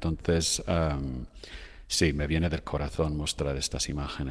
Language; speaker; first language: Spanish; non-native, fluent; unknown